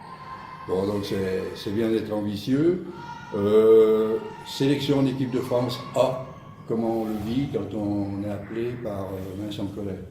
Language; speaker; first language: French; native; French